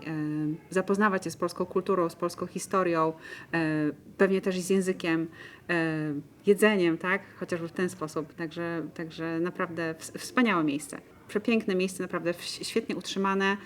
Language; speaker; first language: Polish; native; Polish